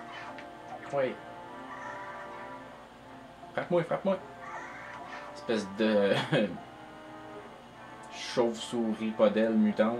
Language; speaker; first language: French; native; French